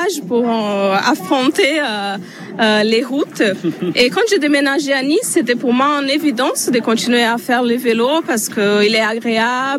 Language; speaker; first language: French; non-native, fluent; Portuguese